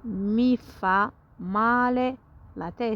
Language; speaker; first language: Italian; non-native, fluent; Arabic